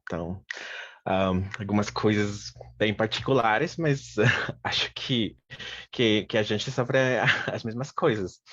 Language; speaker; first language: Portuguese; non-native, fluent; Spanish